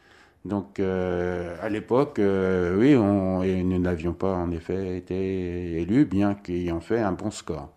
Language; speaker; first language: French; native; French